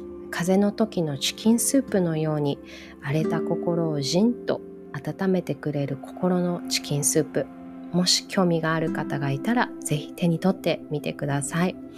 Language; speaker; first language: Japanese; early bilingual, other home language; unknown